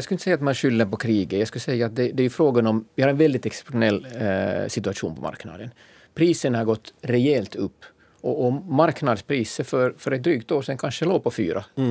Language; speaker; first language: Swedish; native; Swedish